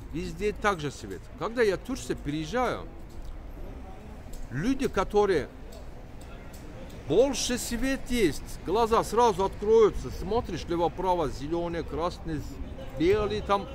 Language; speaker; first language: Russian; non-native, learner; Turkish